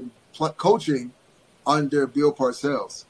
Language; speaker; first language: English; native; English